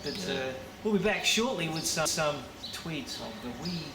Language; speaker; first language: English; native; English